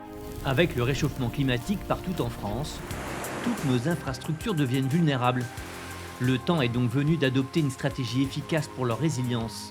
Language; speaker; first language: French; native; French